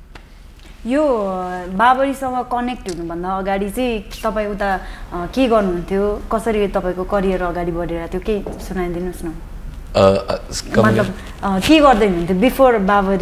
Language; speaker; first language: Nepali; native; Nepali